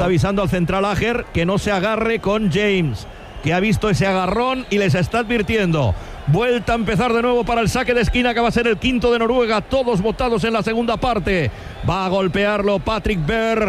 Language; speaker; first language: Spanish; native; Spanish